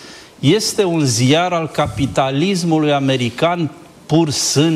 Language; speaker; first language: Romanian; native; Romanian